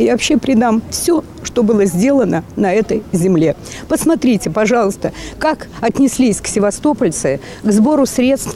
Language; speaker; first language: Russian; native; Russian